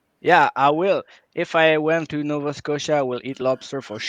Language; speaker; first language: English; non-native, local second language; French